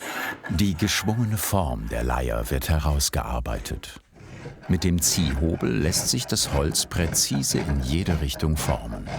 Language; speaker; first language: German; native; German